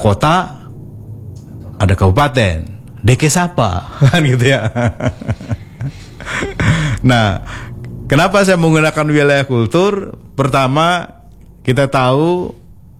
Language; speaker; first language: Indonesian; non-native, local second language; Javanese